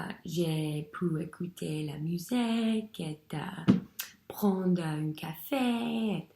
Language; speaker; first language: French; non-native, learner; English